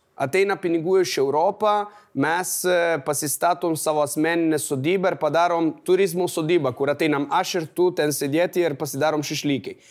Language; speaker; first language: Lithuanian; non-native, fluent; Italian